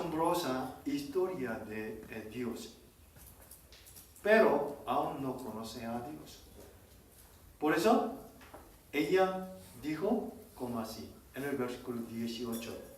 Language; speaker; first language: Spanish; non-native, learner; Korean